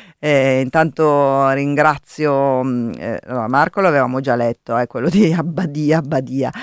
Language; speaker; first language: Italian; native; Italian